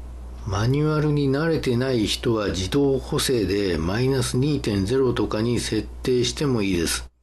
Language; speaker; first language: Japanese; native; Japanese